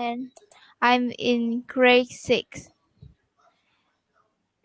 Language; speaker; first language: English; non-native, learner; Vietnamese